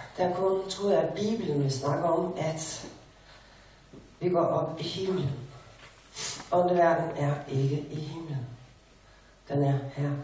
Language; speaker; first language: Danish; native; Danish